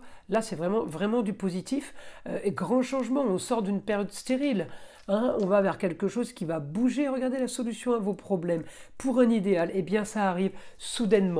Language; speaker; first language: French; native; French